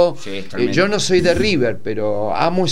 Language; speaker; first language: Spanish; native; Spanish